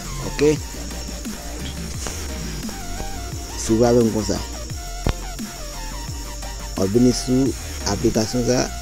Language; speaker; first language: French; non-native, learner; Haitian Creole